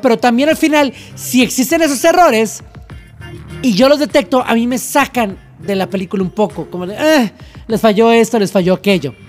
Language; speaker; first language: Spanish; native; Spanish